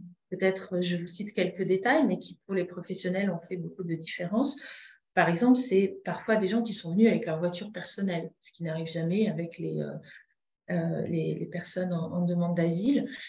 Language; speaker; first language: French; native; French